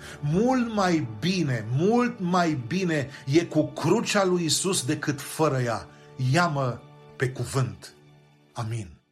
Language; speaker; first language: Romanian; native; Romanian